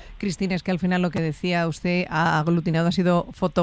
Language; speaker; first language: Spanish; native; Spanish